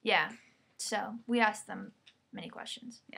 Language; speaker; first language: English; native; English